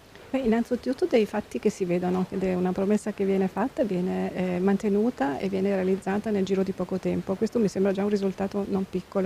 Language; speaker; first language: Italian; native; Italian